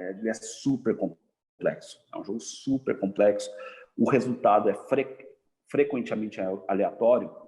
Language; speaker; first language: Portuguese; native; Portuguese